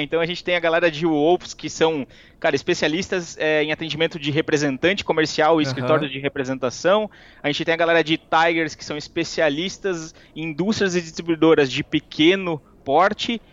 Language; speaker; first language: Portuguese; native; Portuguese